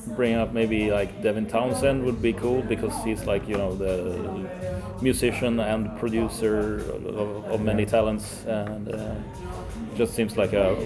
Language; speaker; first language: English; early bilingual, other home language; Swedish